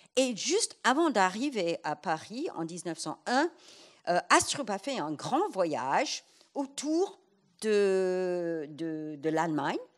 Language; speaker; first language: French; non-native, fluent; English